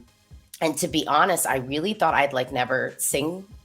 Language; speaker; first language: English; native; English